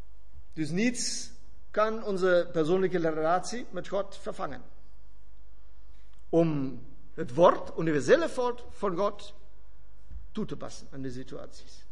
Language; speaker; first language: German; non-native, learner; Dutch